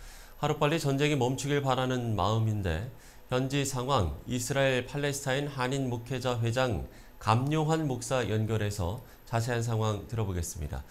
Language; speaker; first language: Korean; native; Korean